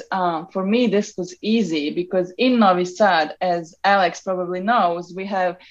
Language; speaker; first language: English; non-native, fluent; Serbian